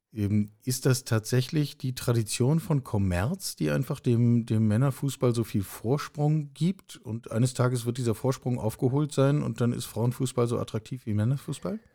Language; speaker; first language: German; native; German